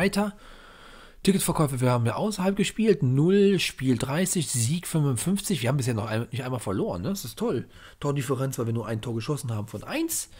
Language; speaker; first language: German; native; German